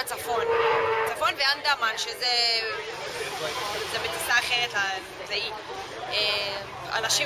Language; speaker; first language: Hebrew; native; Hebrew